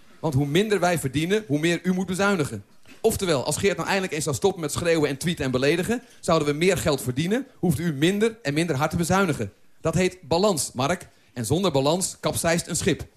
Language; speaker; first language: Dutch; native; Dutch